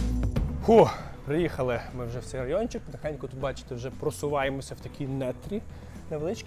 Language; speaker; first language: Ukrainian; native; Ukrainian